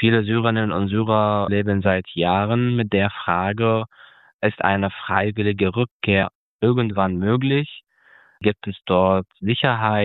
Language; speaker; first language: German; non-native, fluent; Arabic